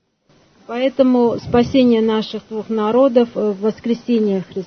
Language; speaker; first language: Russian; non-native, fluent; Armenian